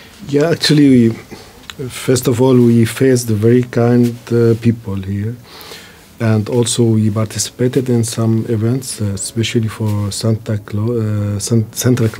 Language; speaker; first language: English; non-native, fluent; Arabic